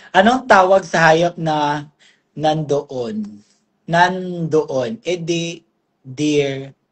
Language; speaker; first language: Filipino; non-native, local second language; Cebuano